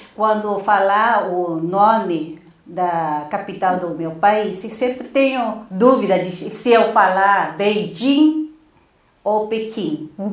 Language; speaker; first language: Portuguese; non-native, fluent; Chinese